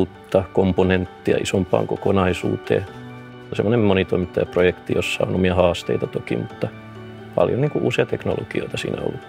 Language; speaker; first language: Finnish; native; Finnish